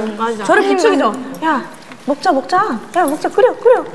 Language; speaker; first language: Korean; native; Korean